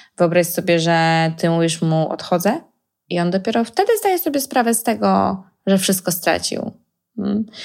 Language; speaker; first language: Polish; early bilingual, heritage; Polish